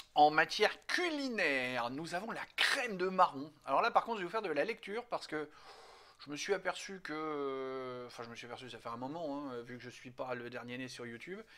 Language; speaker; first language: French; native; French